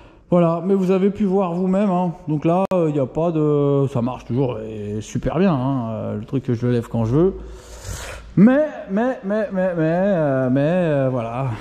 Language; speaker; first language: French; native; French